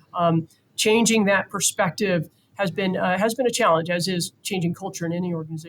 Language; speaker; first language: English; native; English